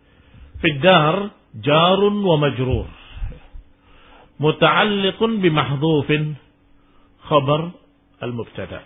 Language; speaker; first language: Arabic; non-native, fluent; Indonesian